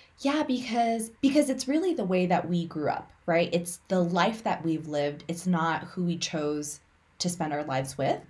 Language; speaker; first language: English; early bilingual, other home language; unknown